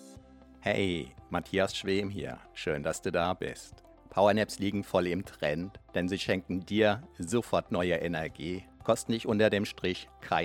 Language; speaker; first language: German; native; German